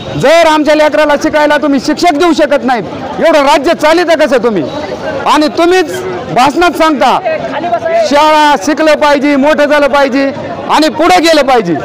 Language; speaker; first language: Marathi; native; Marathi